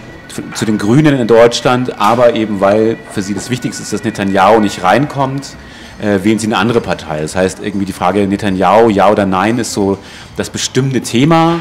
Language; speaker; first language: German; native; German